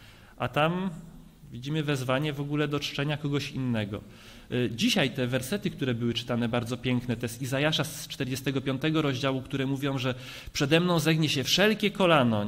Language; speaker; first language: Polish; native; Polish